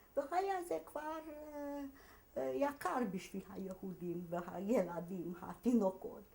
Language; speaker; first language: Hebrew; non-native, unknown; Hungarian